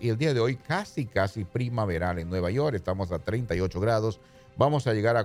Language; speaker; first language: Spanish; native; Spanish